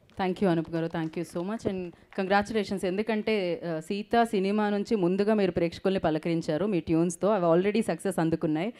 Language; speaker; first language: Telugu; native; Telugu